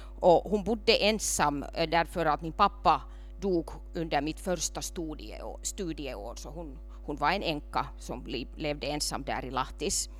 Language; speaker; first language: Swedish; non-native, local second language; Finnish